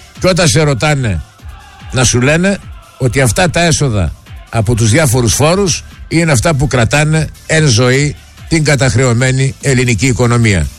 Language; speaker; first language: Greek; native; Greek